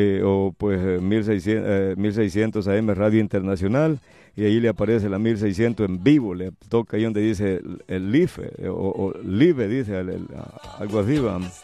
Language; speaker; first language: Spanish; native; Spanish